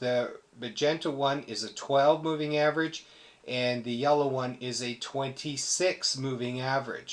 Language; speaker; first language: English; native; English